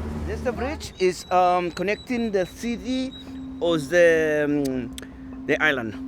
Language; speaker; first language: English; non-native, learner; Spanish